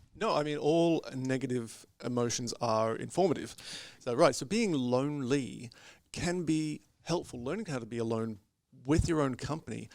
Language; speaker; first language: English; native; English